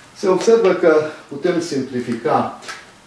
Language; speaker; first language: Romanian; native; Romanian